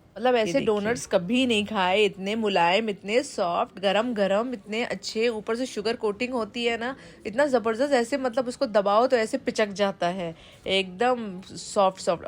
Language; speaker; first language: Hindi; native; Hindi